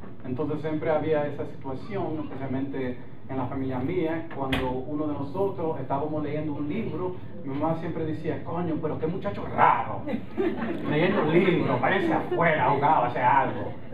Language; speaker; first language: Spanish; early bilingual, heritage; Spanish